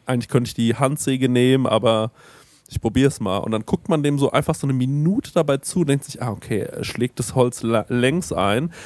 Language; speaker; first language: German; native; German